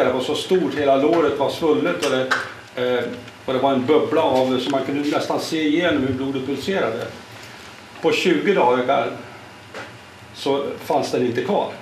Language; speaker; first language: Swedish; non-native, fluent; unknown